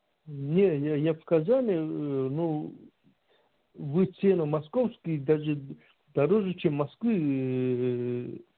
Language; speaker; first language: Russian; non-native, learner; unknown